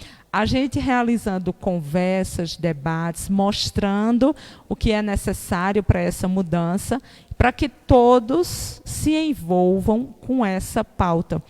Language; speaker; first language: Portuguese; native; Portuguese